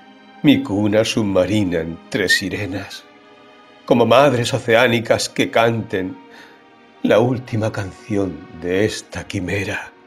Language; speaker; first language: Spanish; native; Spanish